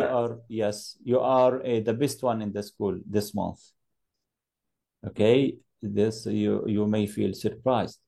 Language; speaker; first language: English; non-native, fluent; Arabic